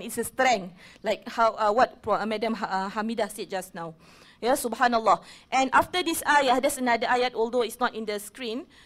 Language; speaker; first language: English; non-native, local second language; Malay